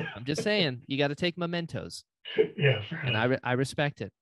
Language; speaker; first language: English; native; English